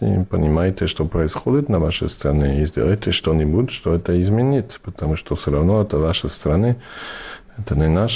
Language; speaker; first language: Russian; non-native, fluent; English